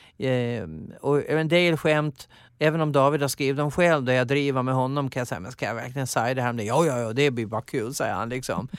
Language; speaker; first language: Swedish; native; Swedish